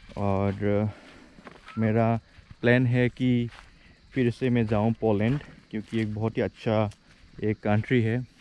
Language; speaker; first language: Hindi; non-native, local second language; Assamese